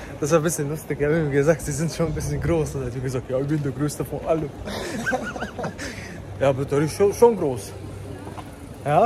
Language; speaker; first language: German; non-native, learner; Arabic